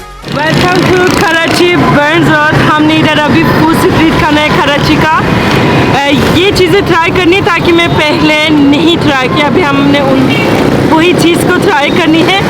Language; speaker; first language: Hindi; non-native, learner; Turkish